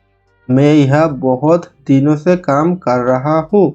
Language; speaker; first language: Hindi; non-native, fluent; Bangla